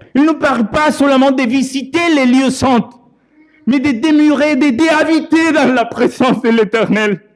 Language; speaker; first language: French; non-native, fluent; Spanish